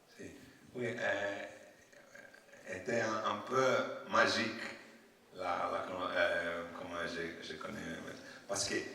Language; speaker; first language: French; non-native, learner; Italian